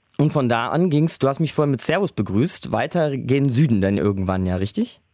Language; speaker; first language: German; native; German